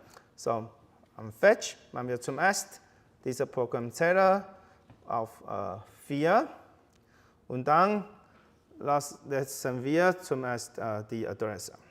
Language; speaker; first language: German; non-native, fluent; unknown